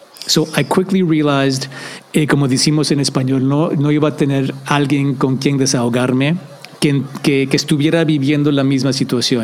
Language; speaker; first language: Spanish; native; Spanish